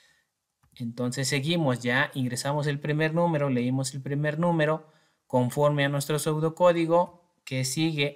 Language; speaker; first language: Spanish; native; Spanish